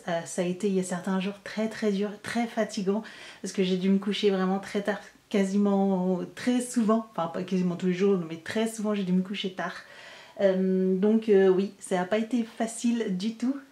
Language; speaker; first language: French; native; French